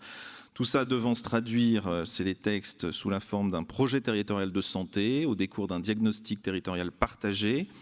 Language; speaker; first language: French; native; French